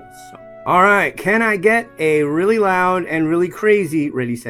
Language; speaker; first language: English; native; English